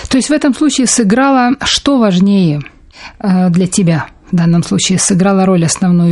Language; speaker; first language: Russian; native; Russian